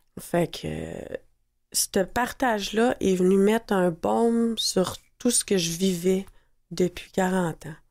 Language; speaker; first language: French; native; French